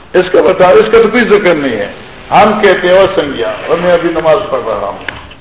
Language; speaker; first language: Urdu; non-native, local second language; Pashto